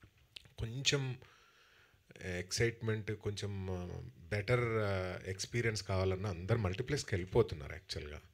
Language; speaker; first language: Telugu; native; Telugu